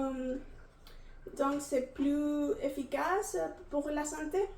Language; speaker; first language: French; non-native, learner; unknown